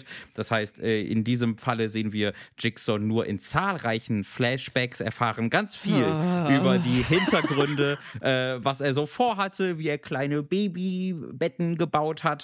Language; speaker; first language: German; native; German